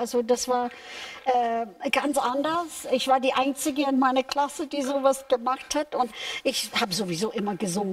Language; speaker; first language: German; non-native, fluent; English